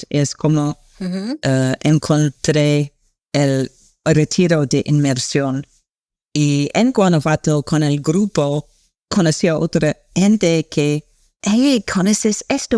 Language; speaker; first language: Spanish; non-native, learner; English